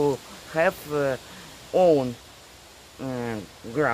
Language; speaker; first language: English; non-native, learner; Russian